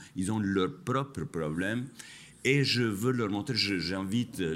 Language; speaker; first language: French; non-native, fluent; Albanian